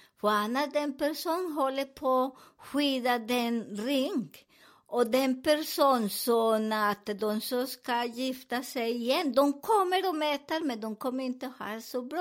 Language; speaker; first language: Swedish; non-native, learner; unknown